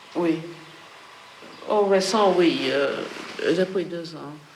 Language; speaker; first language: French; non-native, fluent; English